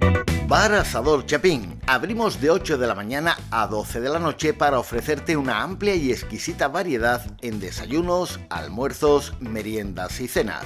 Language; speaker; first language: Spanish; native; Spanish